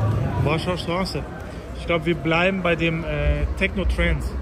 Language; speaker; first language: German; native; German